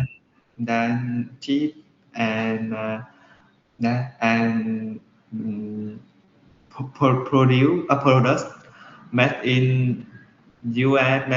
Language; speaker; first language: English; non-native, learner; Vietnamese